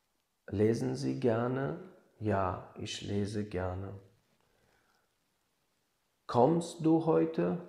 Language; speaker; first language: German; non-native, learner; Tajik